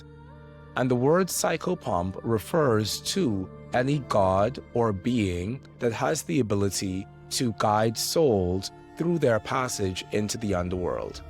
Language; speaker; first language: English; native; English